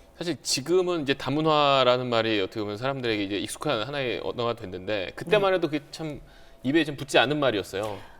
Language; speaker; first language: Korean; native; Korean